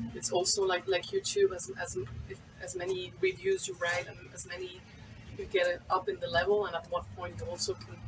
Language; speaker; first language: English; non-native, fluent; French